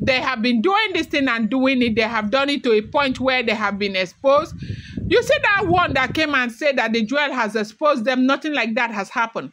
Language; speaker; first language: English; non-native, local second language; Yoruba